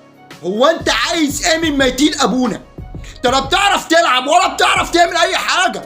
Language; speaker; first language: Arabic; native; Arabic